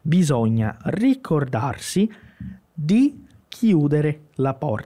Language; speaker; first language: Italian; non-native, fluent; Portuguese